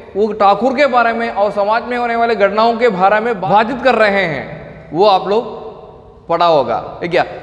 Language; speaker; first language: Hindi; non-native, local second language; Malayalam